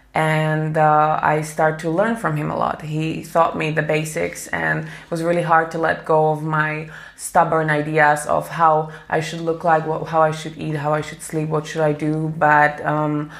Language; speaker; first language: English; non-native, fluent; Slovak